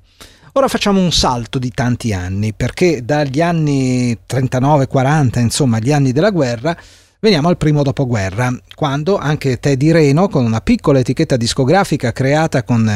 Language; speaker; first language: Italian; native; Italian